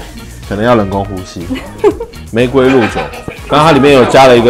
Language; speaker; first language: Chinese; native; Chinese